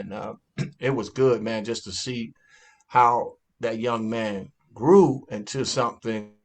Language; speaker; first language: English; native; English